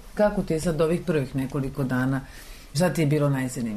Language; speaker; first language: Serbian; native; Serbian